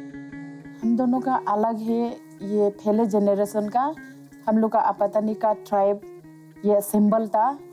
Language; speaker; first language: Hindi; non-native, local second language; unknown